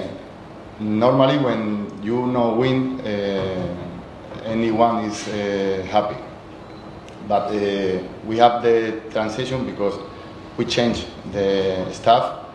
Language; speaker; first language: English; non-native, learner; Spanish